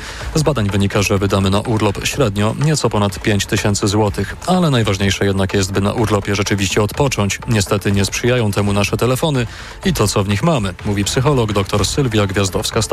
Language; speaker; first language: Polish; native; Polish